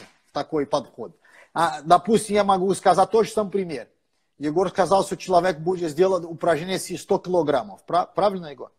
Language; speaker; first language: Russian; non-native, fluent; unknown